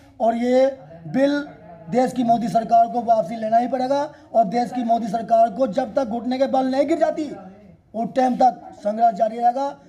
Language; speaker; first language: Hindi; non-native, local second language; Punjabi